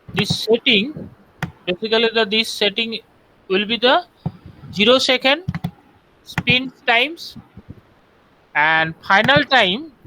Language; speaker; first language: English; non-native, local second language; Bangla